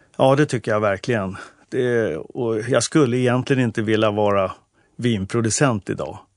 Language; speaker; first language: Swedish; native; Swedish